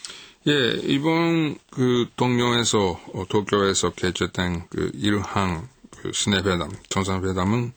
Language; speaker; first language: Korean; non-native, fluent; Japanese